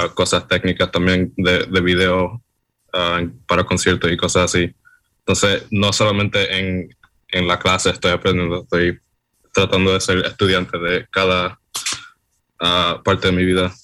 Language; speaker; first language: Spanish; early bilingual, heritage; Spanish